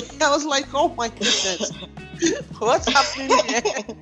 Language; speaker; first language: English; non-native, local second language; Igbo